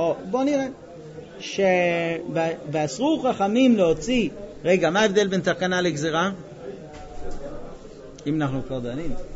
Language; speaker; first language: Hebrew; non-native, fluent; English